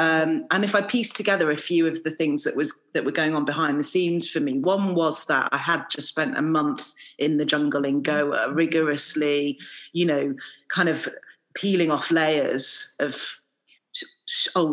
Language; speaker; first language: English; native; English